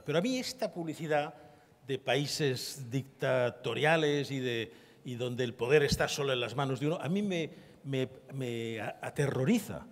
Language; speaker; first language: Spanish; native; Spanish